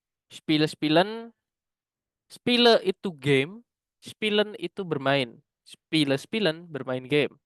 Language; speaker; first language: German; non-native, learner; Indonesian